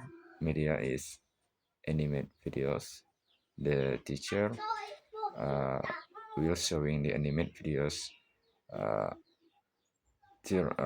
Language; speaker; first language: English; non-native, learner; Indonesian